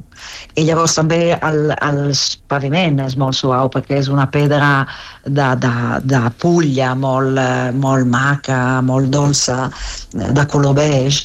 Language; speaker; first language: Catalan; non-native, fluent; Italian